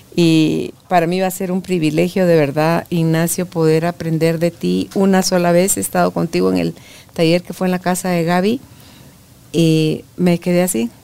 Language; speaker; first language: Spanish; native; Spanish